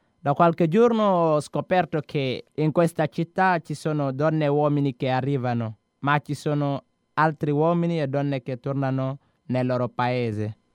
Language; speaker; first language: Italian; non-native, fluent; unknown